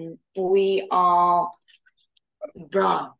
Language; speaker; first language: English; non-native, learner; Vietnamese